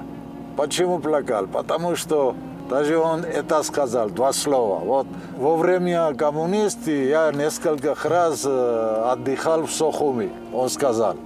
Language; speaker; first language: Russian; non-native, local second language; Georgian